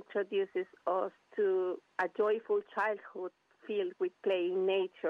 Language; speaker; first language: English; non-native, fluent; Spanish